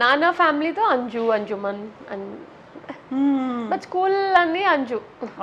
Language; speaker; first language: Telugu; non-native, learner; Tamil